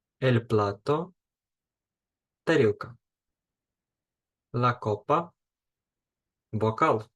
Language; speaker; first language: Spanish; non-native, fluent; Ukrainian